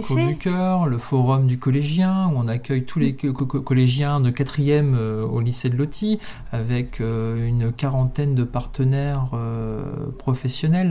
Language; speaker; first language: French; native; French